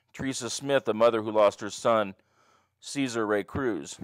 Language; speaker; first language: English; native; English